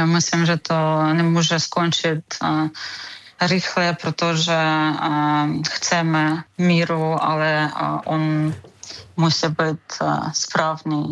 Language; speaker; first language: Czech; non-native, learner; Ukrainian